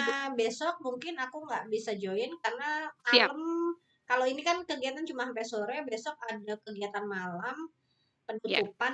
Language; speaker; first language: Indonesian; native; Indonesian